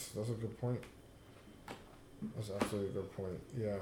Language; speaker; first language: English; native; English